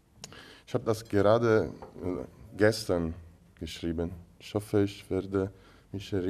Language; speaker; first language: German; non-native, learner; Italian